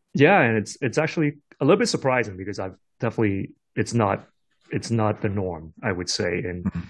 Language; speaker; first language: English; non-native, local second language; Cantonese